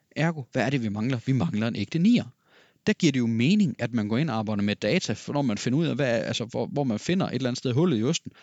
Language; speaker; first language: Danish; native; Danish